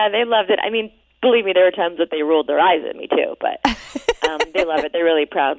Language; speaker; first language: English; native; English